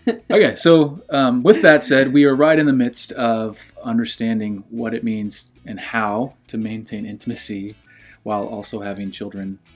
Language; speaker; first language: English; native; English